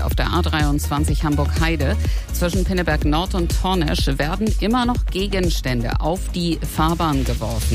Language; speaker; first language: German; native; German